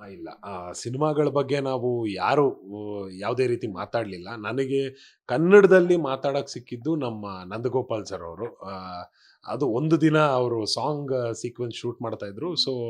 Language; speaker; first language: Kannada; non-native, local second language; Kodava